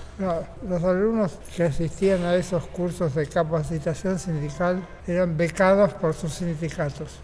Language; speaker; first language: Spanish; native; Spanish